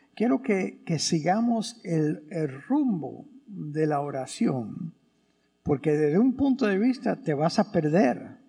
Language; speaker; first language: Spanish; early bilingual, other home language; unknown